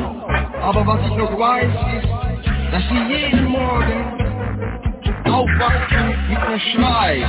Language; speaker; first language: German; non-native, learner; Dutch